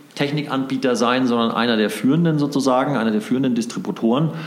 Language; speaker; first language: German; native; German